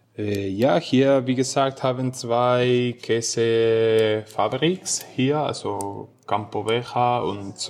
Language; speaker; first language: German; non-native, learner; Spanish